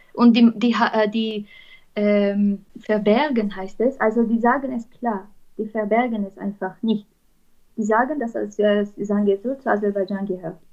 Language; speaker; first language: German; non-native, fluent; Armenian